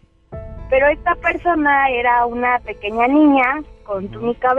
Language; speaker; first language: Spanish; native; Spanish